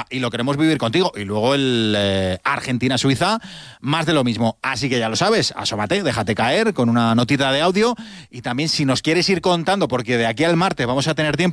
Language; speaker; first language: Spanish; native; Spanish